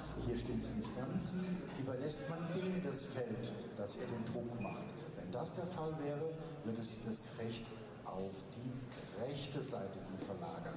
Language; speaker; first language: German; native; German